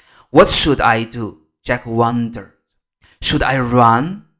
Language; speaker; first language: English; non-native, fluent; Chinese